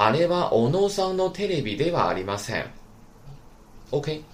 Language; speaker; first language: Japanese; non-native, fluent; Chinese